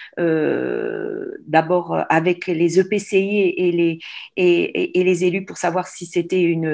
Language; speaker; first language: French; native; French